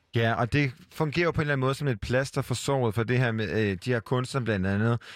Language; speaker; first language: Danish; native; Danish